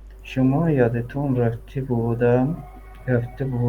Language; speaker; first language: Persian; non-native, learner; Urdu